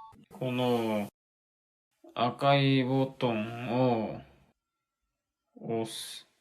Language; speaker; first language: Japanese; non-native, learner; Korean